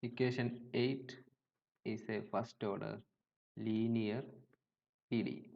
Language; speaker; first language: English; non-native, local second language; Malayalam